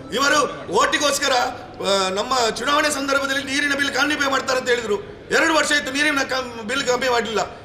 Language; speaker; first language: Kannada; native; Kannada